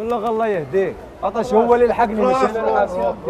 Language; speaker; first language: Arabic; native; Arabic